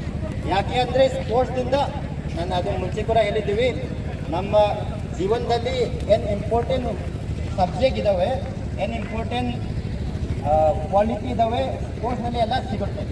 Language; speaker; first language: Kannada; non-native, fluent; Manipuri